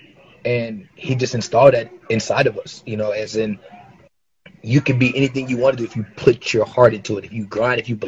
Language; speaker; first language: English; native; English